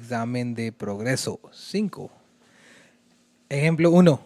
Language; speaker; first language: Spanish; non-native, learner; Hindi